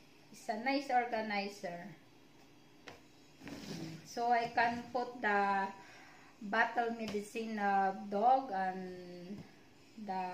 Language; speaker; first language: English; non-native, local second language; Filipino